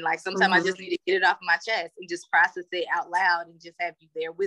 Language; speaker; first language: English; native; English